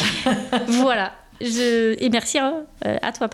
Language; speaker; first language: French; native; French